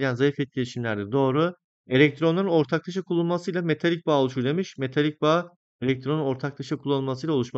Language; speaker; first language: Turkish; native; Turkish